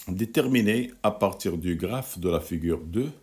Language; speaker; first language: French; non-native, local second language; Arabic